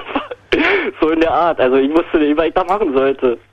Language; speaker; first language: German; native; German